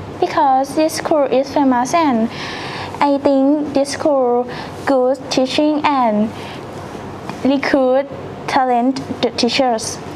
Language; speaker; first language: English; non-native, learner; Thai